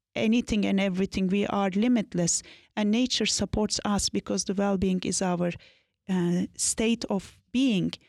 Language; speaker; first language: English; non-native, fluent; Turkish